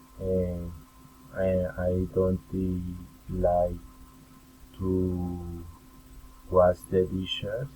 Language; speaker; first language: English; non-native, learner; Spanish